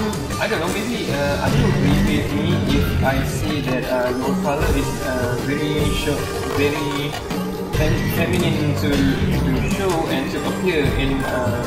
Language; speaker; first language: English; non-native, learner; Malay